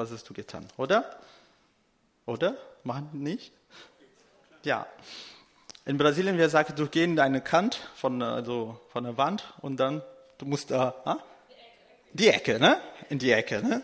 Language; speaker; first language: German; non-native, fluent; Portuguese